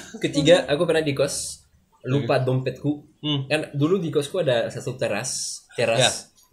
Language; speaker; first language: Indonesian; non-native, learner; French